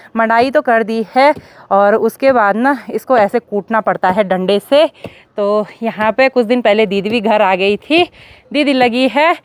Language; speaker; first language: Hindi; native; Hindi